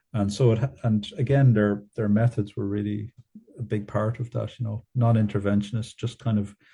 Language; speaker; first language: English; native; English